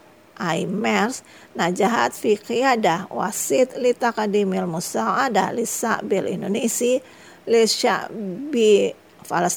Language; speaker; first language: Arabic; non-native, fluent; Indonesian